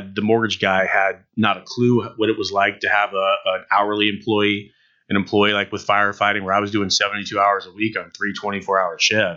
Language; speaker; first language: English; native; English